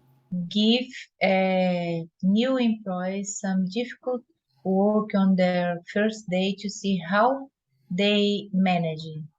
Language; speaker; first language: English; non-native, learner; Portuguese